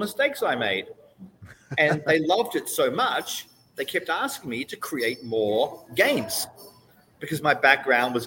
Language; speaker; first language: English; native; English